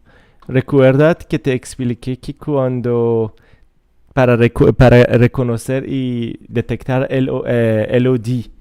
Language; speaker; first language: Spanish; non-native, fluent; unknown